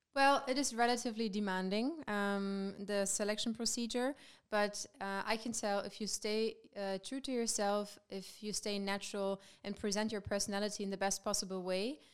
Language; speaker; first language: English; non-native, fluent; German